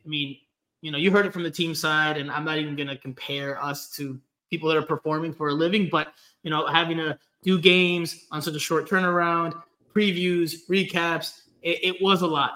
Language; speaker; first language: English; early bilingual, other home language; Spanish